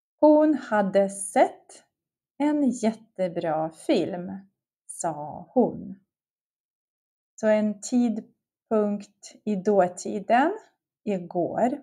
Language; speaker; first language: Swedish; non-native, fluent; Russian